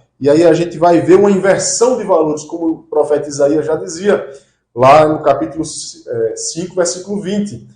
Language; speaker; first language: Portuguese; native; Portuguese